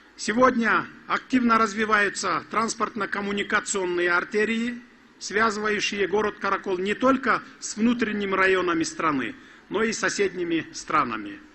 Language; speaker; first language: Russian; non-native, local second language; Kyrgyz